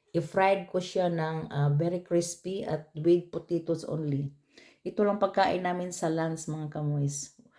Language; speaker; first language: Filipino; non-native, local second language; Cebuano